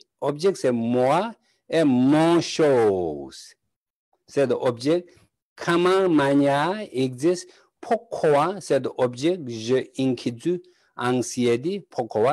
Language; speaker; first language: French; non-native, learner; Tibetan